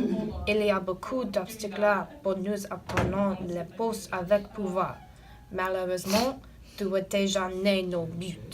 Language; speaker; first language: French; non-native, learner; English